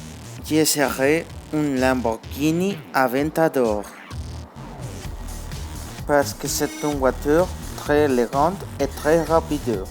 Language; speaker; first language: French; non-native, learner; Spanish